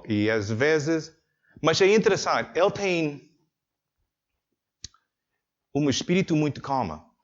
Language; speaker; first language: Portuguese; non-native, learner; English